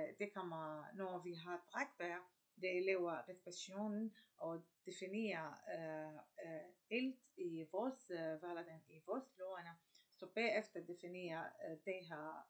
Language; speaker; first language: Danish; non-native, learner; Arabic